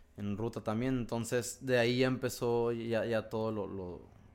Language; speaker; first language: Spanish; native; Spanish